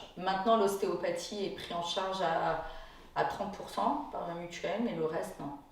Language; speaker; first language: French; native; French